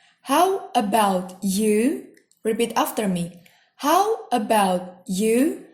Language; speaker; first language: English; non-native, fluent; Indonesian